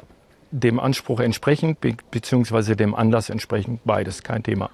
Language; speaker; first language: German; native; German